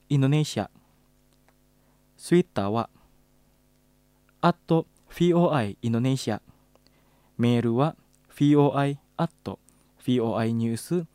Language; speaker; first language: Japanese; non-native, fluent; Indonesian